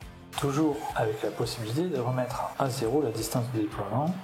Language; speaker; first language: French; native; French